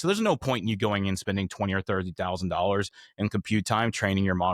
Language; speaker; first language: English; native; English